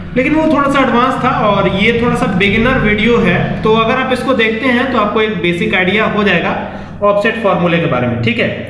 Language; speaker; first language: Hindi; native; Hindi